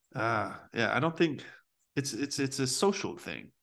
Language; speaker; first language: English; early bilingual, other home language; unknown